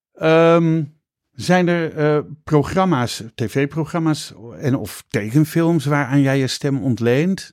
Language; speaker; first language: Dutch; native; Dutch